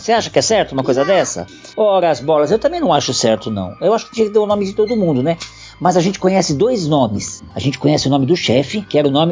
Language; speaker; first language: Portuguese; native; Portuguese